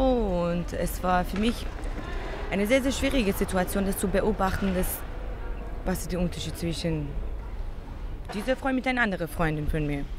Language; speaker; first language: German; non-native, fluent; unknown